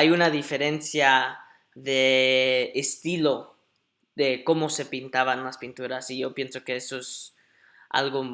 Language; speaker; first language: Spanish; early bilingual, heritage; Spanish